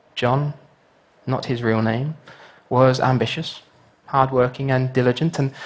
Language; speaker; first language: English; native; English